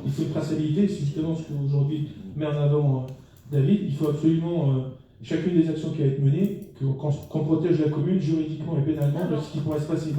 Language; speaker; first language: French; native; French